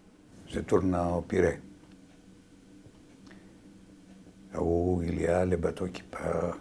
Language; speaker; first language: French; non-native, fluent; Greek